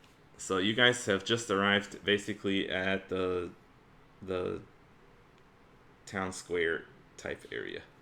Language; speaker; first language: English; native; English